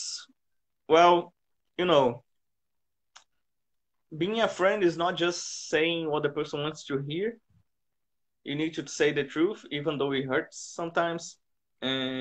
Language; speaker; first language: English; non-native, fluent; Portuguese